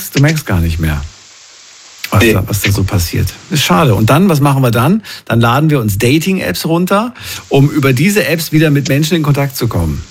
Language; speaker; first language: German; native; German